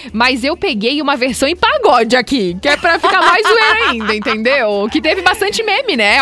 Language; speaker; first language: Portuguese; native; Portuguese